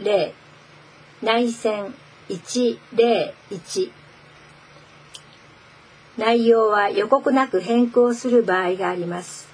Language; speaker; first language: Japanese; native; Japanese